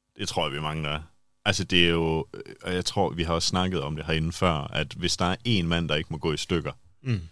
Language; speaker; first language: Danish; native; Danish